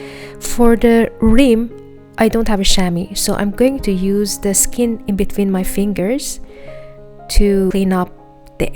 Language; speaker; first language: English; non-native, fluent; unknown